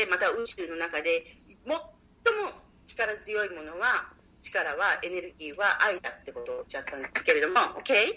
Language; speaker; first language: Japanese; native; Japanese